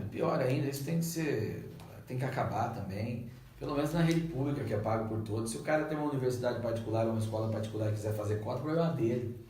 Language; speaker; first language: Portuguese; native; Portuguese